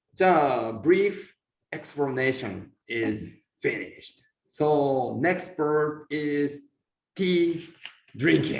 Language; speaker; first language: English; non-native, learner; Japanese